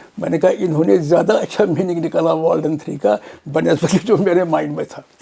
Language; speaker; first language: Urdu; non-native, local second language; Kashmiri